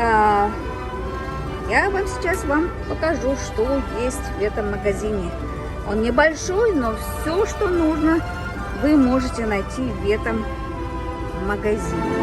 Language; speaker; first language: Russian; non-native, local second language; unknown